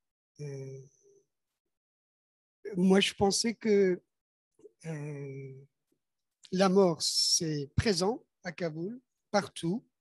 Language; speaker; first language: French; non-native, fluent; Persian